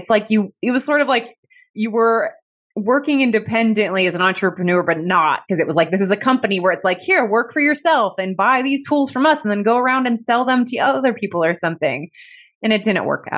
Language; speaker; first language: English; native; English